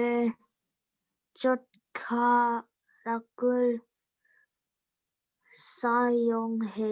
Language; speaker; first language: Korean; non-native, learner; English